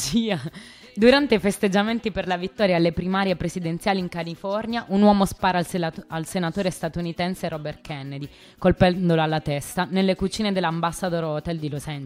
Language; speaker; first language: Italian; native; Italian